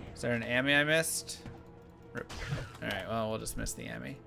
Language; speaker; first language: English; native; English